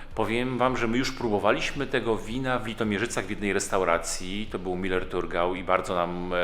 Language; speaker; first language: Polish; native; Polish